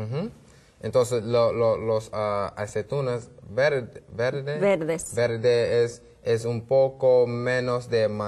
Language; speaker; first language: Spanish; non-native, learner; English